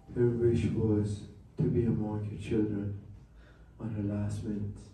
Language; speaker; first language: English; non-native, fluent; Persian